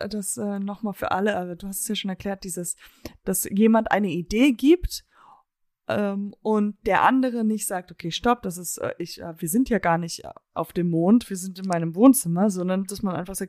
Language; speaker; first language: German; early bilingual, heritage; German